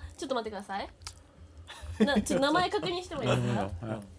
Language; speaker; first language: Japanese; native; Japanese